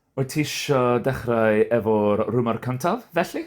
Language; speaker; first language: Welsh; non-native, fluent; English